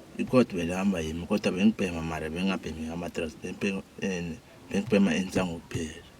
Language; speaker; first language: Zulu; non-native, local second language; Tswana